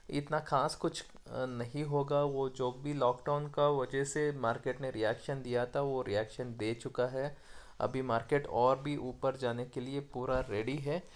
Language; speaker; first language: Hindi; non-native, local second language; Kannada